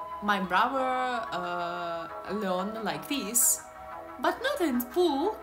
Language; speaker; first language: English; non-native, learner; Russian